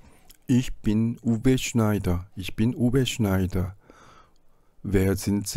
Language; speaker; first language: German; non-native, fluent; Korean